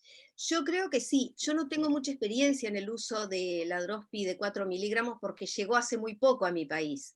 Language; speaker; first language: Spanish; native; Spanish